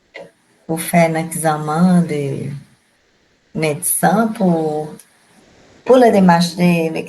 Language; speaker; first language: French; non-native, learner; Portuguese